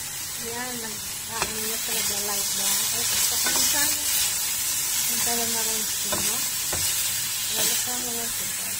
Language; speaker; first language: Italian; non-native, learner; Filipino